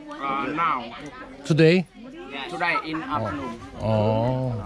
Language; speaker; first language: English; non-native, learner; Vietnamese